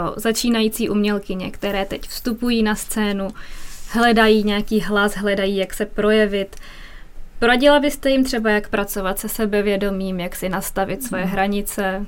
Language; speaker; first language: Czech; native; Czech